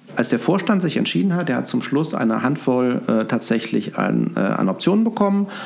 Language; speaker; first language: German; native; German